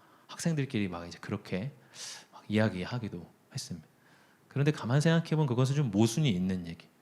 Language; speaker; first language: Korean; native; Korean